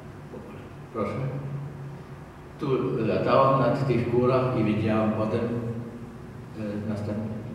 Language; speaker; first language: Polish; non-native, learner; German